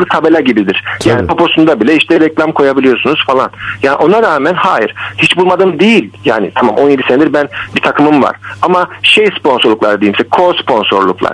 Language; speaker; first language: Turkish; native; Turkish